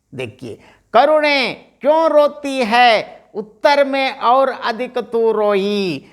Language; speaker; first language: Hindi; non-native, local second language; Telugu